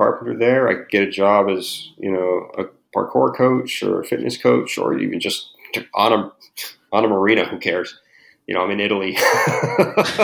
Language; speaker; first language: English; native; English